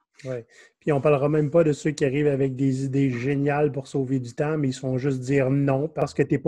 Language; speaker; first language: French; native; French